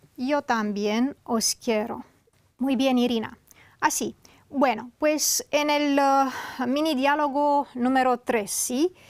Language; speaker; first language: Spanish; non-native, fluent; Romanian